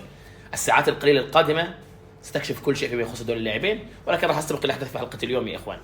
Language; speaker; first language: Arabic; native; Arabic